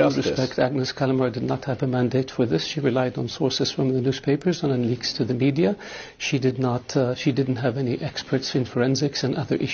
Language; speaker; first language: English; non-native, fluent; Arabic